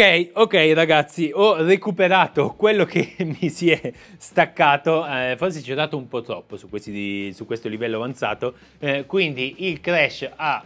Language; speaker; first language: Italian; native; Italian